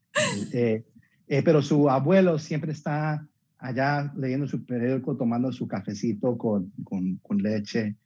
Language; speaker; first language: Spanish; early bilingual, heritage; Spanish